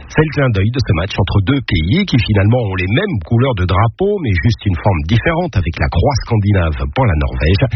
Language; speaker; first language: French; native; French